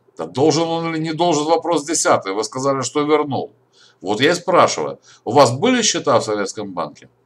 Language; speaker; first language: Russian; native; Russian